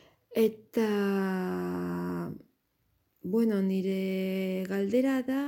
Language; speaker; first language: Basque; non-native, learner; Spanish